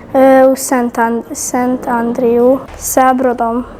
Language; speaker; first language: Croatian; non-native, local second language; Hungarian